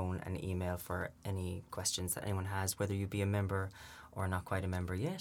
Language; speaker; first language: English; native; English